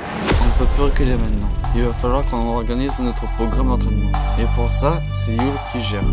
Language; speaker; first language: French; native; French